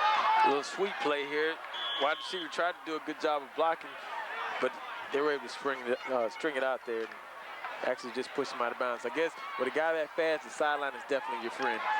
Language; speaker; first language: English; native; English